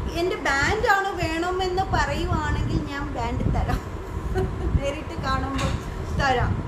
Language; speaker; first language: Malayalam; early bilingual, heritage; Malayalam